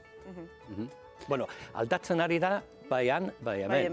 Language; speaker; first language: Basque; non-native, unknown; English